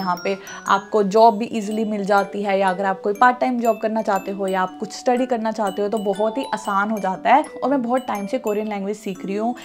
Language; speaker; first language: Hindi; native; Hindi